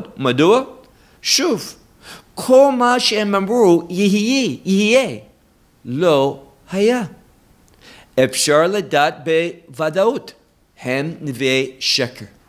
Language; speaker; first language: Hebrew; non-native, fluent; English